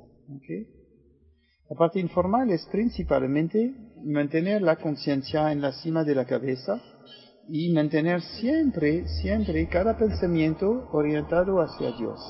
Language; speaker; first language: Spanish; non-native, fluent; French